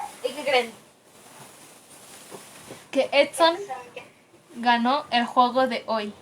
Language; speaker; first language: Spanish; native; Spanish